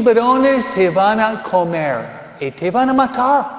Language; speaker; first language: Spanish; non-native, fluent; French